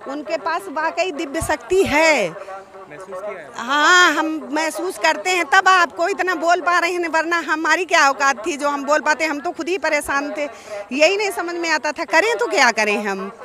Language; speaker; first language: Hindi; native; Hindi